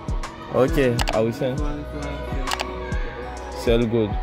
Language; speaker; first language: English; non-native, learner; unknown